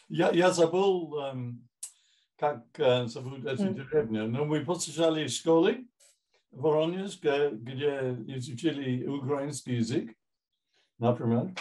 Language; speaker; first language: Russian; non-native, fluent; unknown